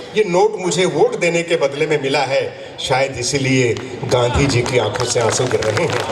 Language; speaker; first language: Hindi; non-native, local second language; Punjabi